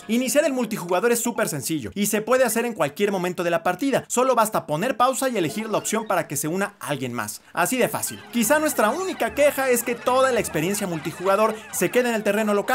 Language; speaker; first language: Spanish; native; Spanish